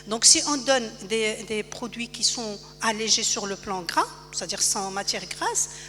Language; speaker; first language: French; non-native, local second language; Arabic